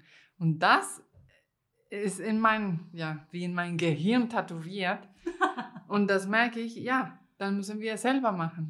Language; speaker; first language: German; non-native, fluent; Spanish